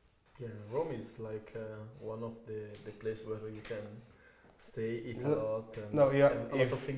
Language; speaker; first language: English; non-native, fluent; Italian